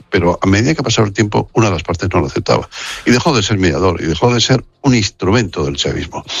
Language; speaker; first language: Spanish; native; Spanish